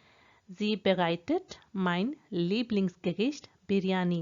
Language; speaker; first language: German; non-native, fluent; Hindi